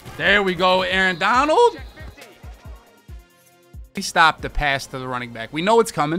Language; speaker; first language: English; native; English